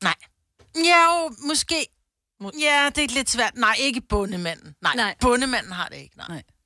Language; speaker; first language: Danish; native; Danish